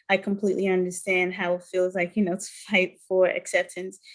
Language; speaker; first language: English; non-native, fluent; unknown